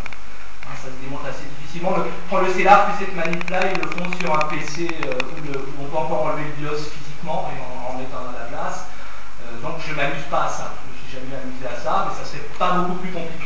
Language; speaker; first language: French; native; French